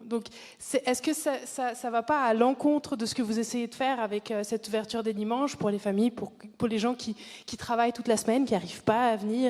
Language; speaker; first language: French; native; French